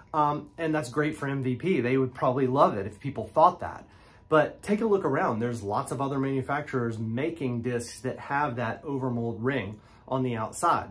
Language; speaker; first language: English; native; English